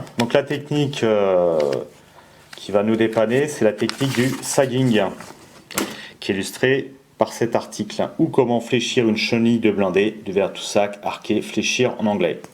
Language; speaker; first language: French; native; French